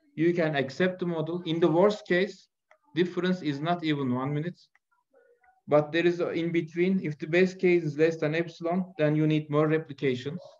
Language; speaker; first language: English; non-native, fluent; Turkish